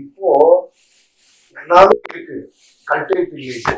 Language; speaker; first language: Tamil; non-native, learner; Kannada